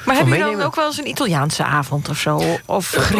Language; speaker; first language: Dutch; native; Dutch